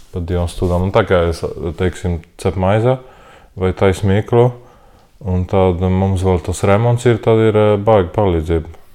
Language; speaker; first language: Latvian; non-native, learner; Polish